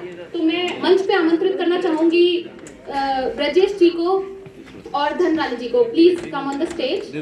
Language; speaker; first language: Hindi; native; Hindi